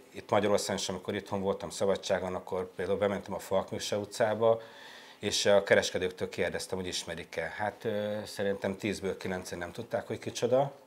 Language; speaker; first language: Hungarian; native; Hungarian